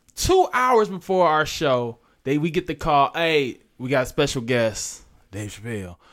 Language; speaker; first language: English; native; English